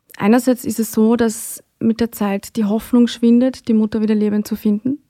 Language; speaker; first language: German; native; German